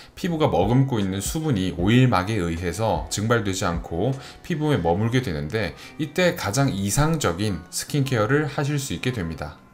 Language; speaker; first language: Korean; native; Korean